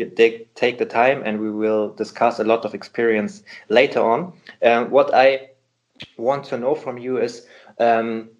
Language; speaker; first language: English; non-native, fluent; German